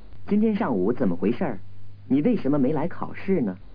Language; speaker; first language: Chinese; non-native, learner; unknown